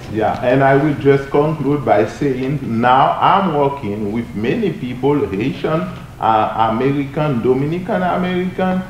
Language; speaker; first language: English; non-native, fluent; Haitian Creole